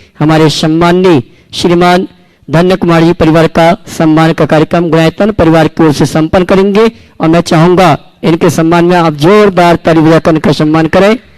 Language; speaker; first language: Hindi; native; Hindi